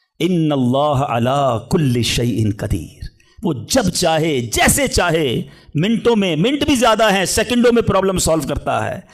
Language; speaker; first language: Urdu; native; Urdu